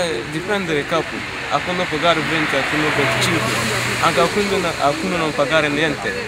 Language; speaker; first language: Italian; non-native, learner; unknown